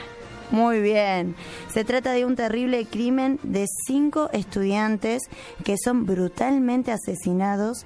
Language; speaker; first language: Spanish; native; Spanish